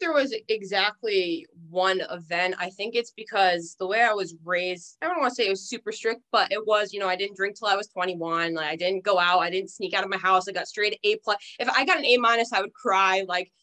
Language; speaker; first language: English; native; English